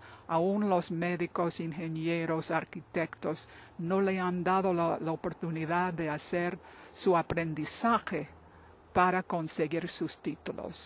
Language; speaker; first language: Spanish; non-native, fluent; English